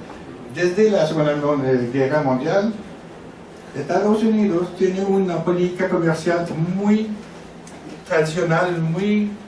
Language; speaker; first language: Spanish; non-native, learner; French